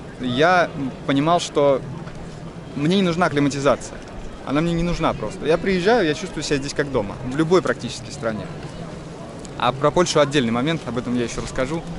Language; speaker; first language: Russian; native; Russian